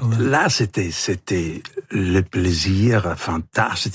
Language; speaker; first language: French; non-native, fluent; Italian